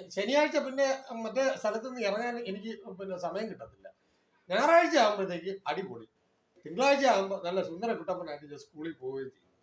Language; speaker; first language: Malayalam; non-native, local second language; Tamil